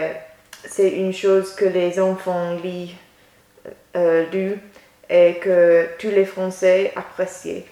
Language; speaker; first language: French; non-native, learner; English